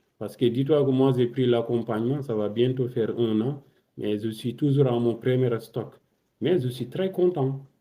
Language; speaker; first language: French; non-native, local second language; Wolof